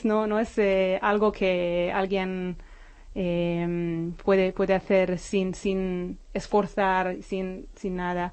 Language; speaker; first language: Spanish; non-native, fluent; Hebrew